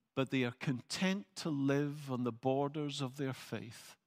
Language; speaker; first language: English; native; English